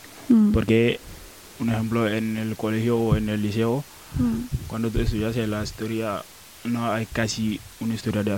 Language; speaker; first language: Spanish; non-native, learner; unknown